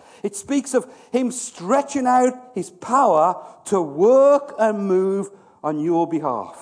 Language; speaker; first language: English; native; English